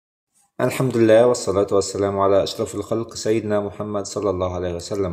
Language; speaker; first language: Arabic; native; Arabic